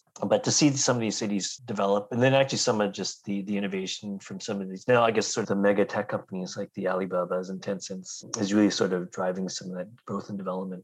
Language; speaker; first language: English; native; English